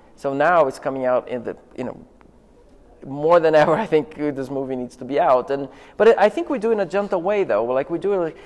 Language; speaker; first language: English; non-native, fluent; Portuguese